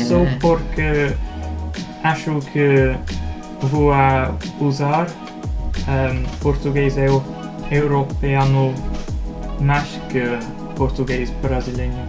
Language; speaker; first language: Portuguese; non-native, learner; English